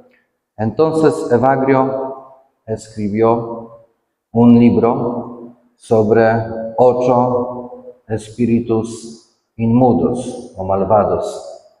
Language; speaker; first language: Spanish; non-native, fluent; Polish